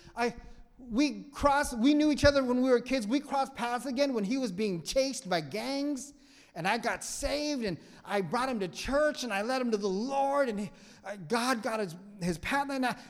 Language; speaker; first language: English; non-native, fluent; Vietnamese